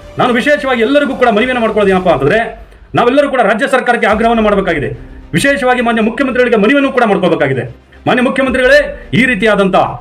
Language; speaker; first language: Kannada; non-native, local second language; Lambadi